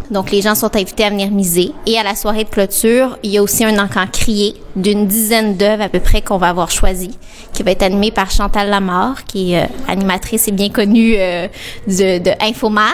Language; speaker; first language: French; native; French